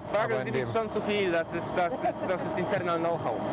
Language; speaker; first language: German; non-native, fluent; Polish